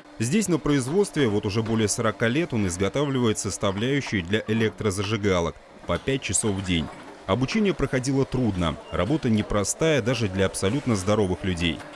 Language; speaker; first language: Russian; native; Russian